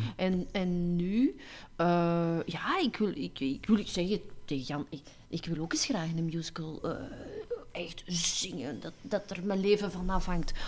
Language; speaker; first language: Dutch; native; Dutch